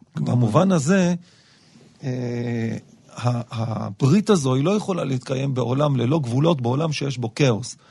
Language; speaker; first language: Hebrew; native; Hebrew